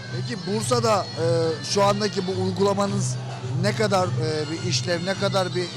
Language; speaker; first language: Turkish; native; Turkish